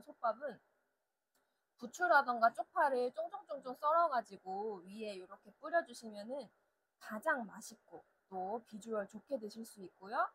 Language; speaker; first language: Korean; native; Korean